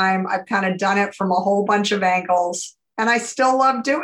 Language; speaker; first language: English; native; English